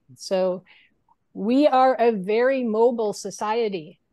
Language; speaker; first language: English; native; English